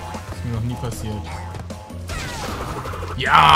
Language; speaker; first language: German; native; German